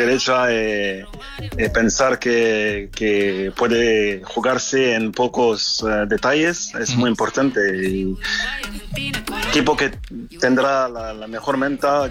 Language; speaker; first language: Spanish; non-native, fluent; French